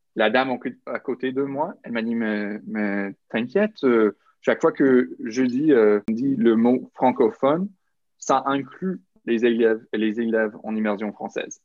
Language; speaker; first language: French; non-native, local second language; English